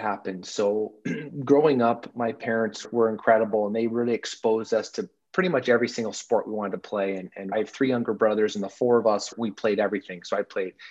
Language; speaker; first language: English; native; English